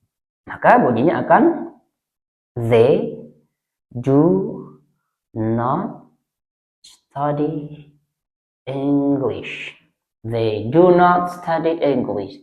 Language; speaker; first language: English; non-native, fluent; Indonesian